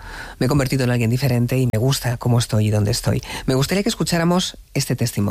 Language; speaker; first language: Spanish; native; Spanish